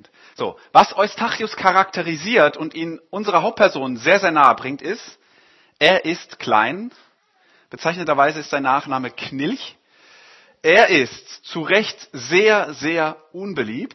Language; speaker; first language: German; native; German